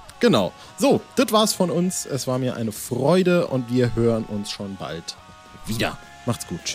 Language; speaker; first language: German; native; German